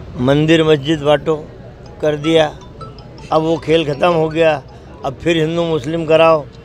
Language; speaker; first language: Hindi; native; Hindi